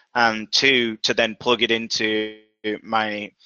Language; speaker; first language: English; native; English